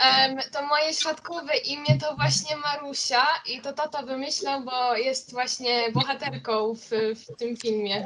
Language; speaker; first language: Polish; early bilingual, other home language; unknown